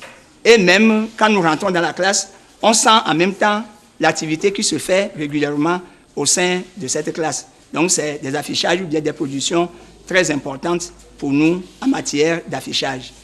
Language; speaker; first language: French; native; French